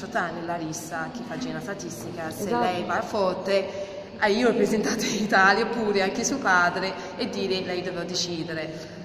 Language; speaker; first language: Italian; non-native, fluent; English